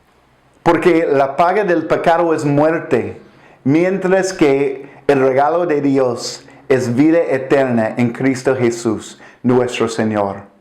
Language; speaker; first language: Spanish; non-native, fluent; English